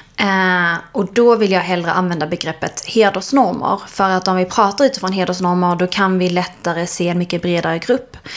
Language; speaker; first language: Swedish; early bilingual, other home language; Arabic